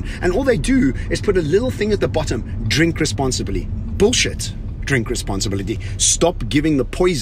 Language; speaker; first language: English; native; English